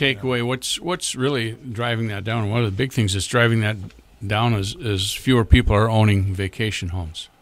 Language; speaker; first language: English; native; English